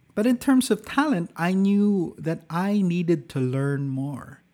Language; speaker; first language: English; non-native, local second language; Cebuano